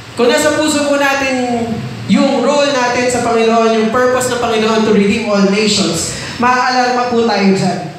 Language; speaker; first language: Filipino; non-native, local second language; Iloko